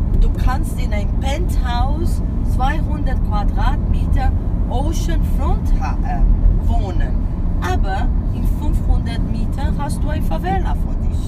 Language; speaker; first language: German; non-native, fluent; Portuguese